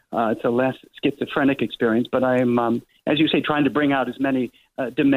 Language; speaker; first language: English; native; English